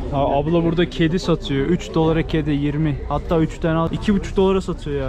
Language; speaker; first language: Turkish; native; Turkish